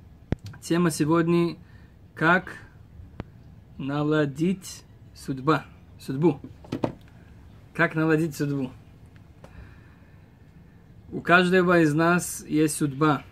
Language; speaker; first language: Russian; early bilingual, heritage; Hebrew